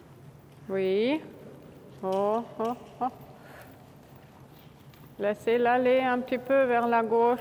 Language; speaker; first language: French; non-native, fluent; German